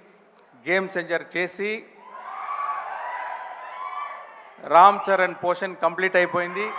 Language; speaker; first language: Telugu; non-native, local second language; Tamil